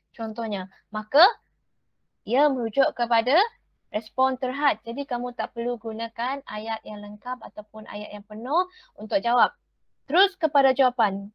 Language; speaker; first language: Malay; native; Malay